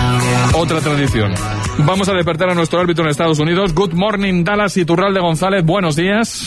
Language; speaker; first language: Spanish; native; Spanish